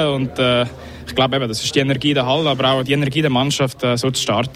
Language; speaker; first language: German; native; German